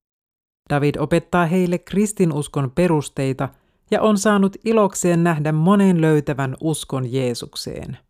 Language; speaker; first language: Finnish; native; Finnish